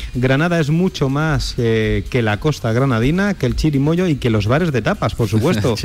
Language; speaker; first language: Spanish; native; Spanish